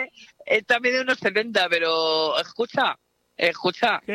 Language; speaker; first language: Spanish; native; Spanish